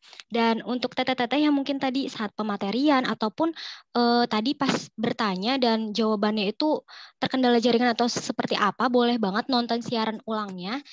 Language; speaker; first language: Indonesian; native; Indonesian